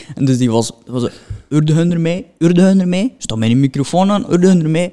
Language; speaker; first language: Dutch; native; Dutch